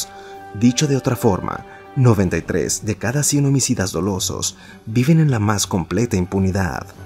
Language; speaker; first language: Spanish; native; Spanish